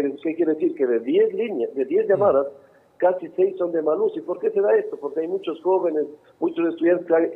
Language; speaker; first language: Spanish; native; Spanish